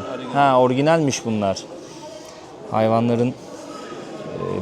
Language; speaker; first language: Turkish; native; Turkish